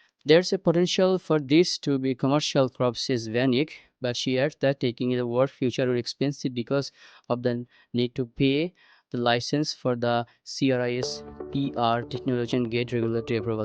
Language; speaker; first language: English; non-native, local second language; Bangla